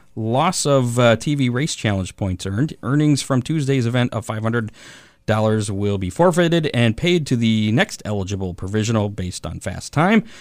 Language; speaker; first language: English; native; English